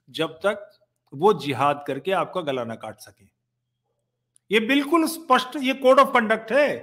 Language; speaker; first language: Hindi; native; Hindi